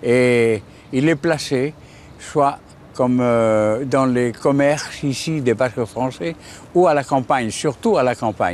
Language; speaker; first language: French; early bilingual, heritage; French